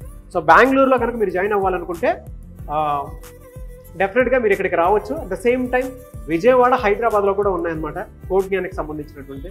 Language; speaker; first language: Telugu; native; Telugu